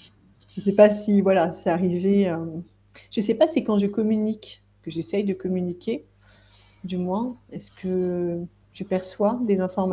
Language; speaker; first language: French; native; French